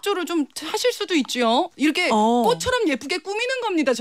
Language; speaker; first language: Korean; native; Korean